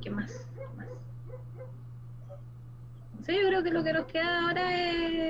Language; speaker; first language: Spanish; native; Spanish